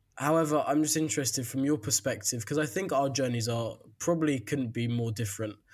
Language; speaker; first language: English; native; English